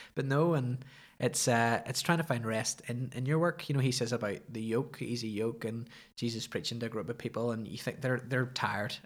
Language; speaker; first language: English; native; English